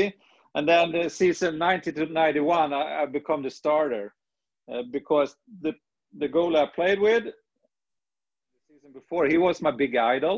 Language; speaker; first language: English; non-native, fluent; Swedish